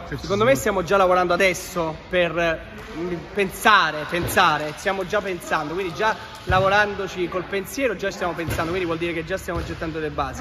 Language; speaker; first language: Italian; native; Italian